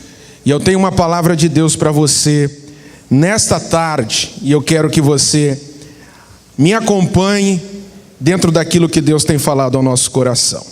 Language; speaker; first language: Portuguese; native; Portuguese